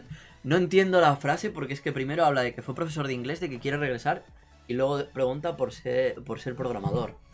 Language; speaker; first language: Spanish; native; Spanish